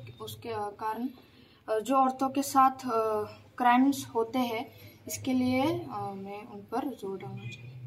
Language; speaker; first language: Hindi; non-native, local second language; Bangla